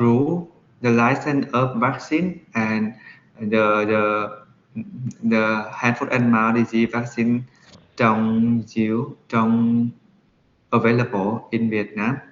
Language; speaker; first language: English; non-native, learner; Vietnamese